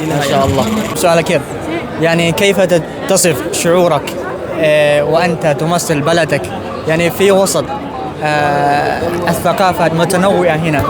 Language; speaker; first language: Arabic; non-native, learner; Khmer